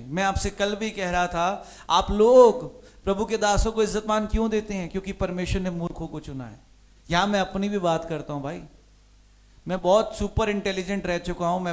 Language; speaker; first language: Hindi; non-native, local second language; Punjabi